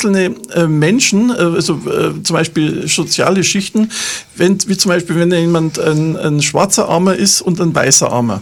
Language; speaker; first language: German; native; German